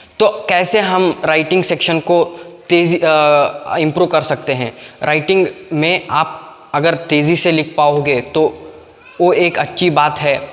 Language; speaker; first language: Hindi; non-native, local second language; Kannada